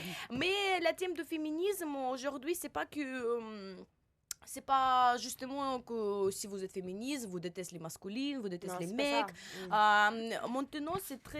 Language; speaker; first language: French; non-native, learner; Russian